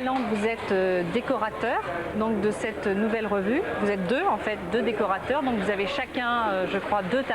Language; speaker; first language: French; native; French